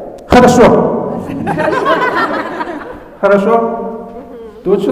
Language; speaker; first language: Russian; non-native, learner; Chinese